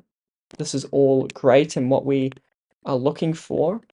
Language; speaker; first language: English; native; English